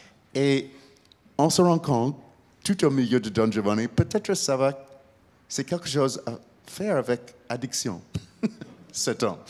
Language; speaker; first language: French; non-native, fluent; English